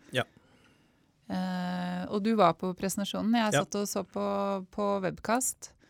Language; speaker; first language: Norwegian; native; Norwegian